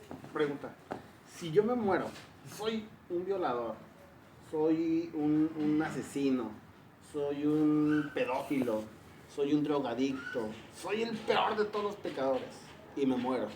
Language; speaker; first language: Spanish; native; Spanish